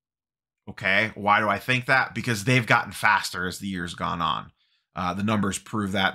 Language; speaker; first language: English; native; English